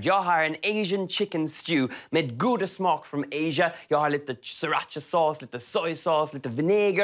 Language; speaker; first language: Swedish; non-native, learner; English